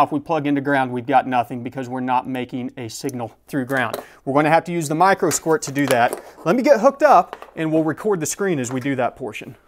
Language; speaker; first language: English; native; English